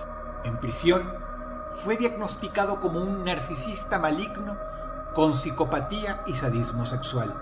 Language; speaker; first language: Spanish; native; Spanish